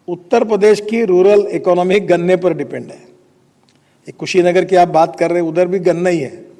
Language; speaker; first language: Hindi; non-native, local second language; Marathi